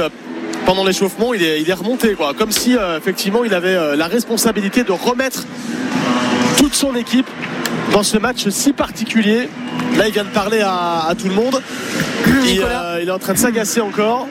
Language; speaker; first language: French; native; French